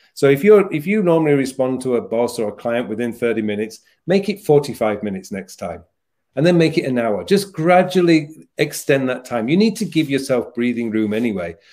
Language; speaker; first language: English; native; English